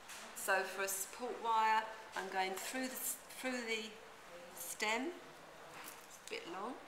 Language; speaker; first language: English; native; English